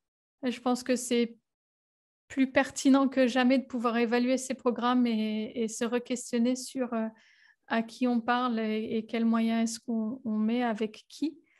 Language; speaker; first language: French; native; French